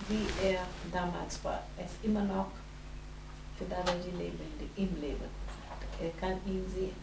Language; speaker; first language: German; non-native, fluent; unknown